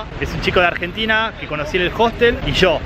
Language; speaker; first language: Spanish; native; Spanish